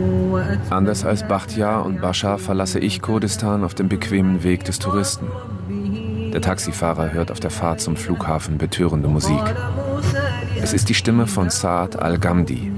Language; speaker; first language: German; native; German